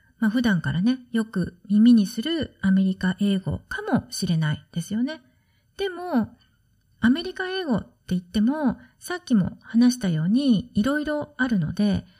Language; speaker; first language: Japanese; native; Japanese